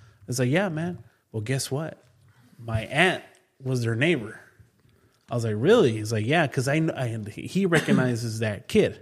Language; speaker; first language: English; native; English